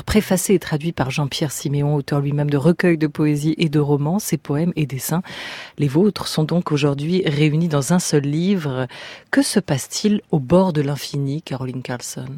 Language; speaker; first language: French; native; French